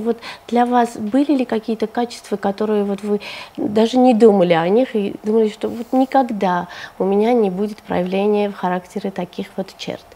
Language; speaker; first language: Russian; non-native, local second language; Armenian